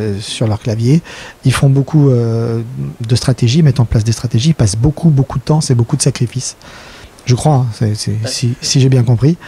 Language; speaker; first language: French; native; French